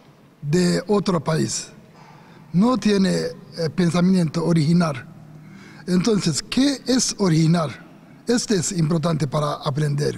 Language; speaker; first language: Spanish; non-native, learner; Japanese